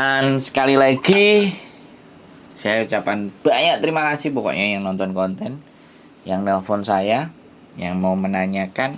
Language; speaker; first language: Indonesian; non-native, local second language; Javanese